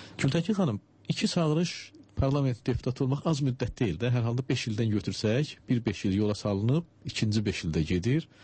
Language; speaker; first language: Azerbaijani; native; Azerbaijani